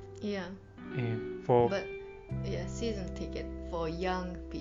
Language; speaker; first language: English; non-native, fluent; Japanese